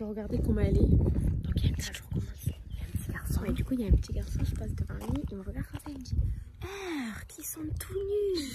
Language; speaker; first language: French; native; French